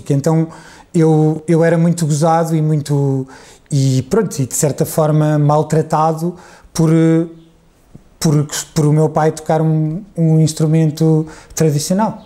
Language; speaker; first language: Portuguese; native; Portuguese